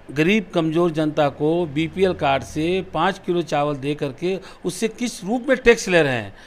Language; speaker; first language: Hindi; native; Hindi